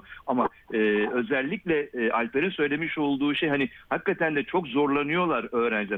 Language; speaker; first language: Turkish; native; Turkish